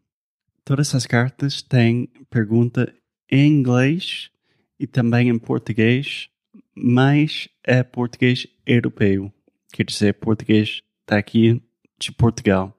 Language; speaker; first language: Portuguese; non-native, fluent; English